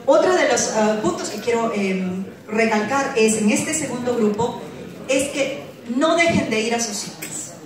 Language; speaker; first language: Spanish; native; Spanish